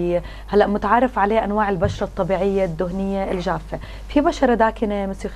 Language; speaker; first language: Arabic; native; Arabic